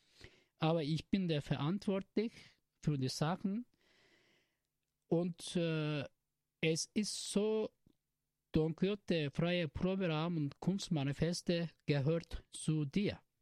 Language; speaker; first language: German; non-native, learner; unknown